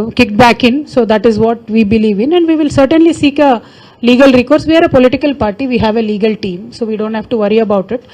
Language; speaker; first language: English; non-native, local second language; Telugu